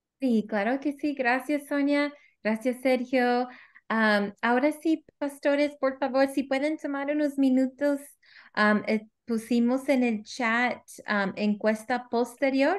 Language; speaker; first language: Spanish; early bilingual, heritage; Spanish